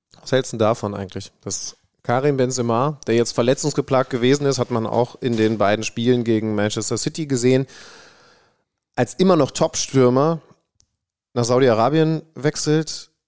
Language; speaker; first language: German; native; German